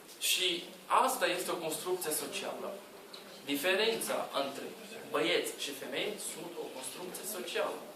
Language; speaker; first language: Romanian; non-native, learner; Portuguese